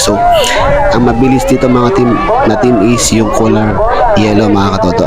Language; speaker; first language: Filipino; native; Filipino